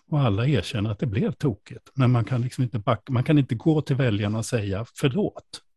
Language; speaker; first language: Swedish; native; Swedish